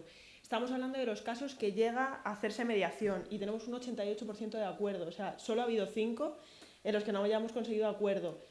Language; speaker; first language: Spanish; native; Spanish